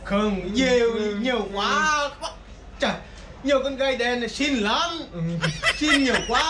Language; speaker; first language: Vietnamese; non-native, learner; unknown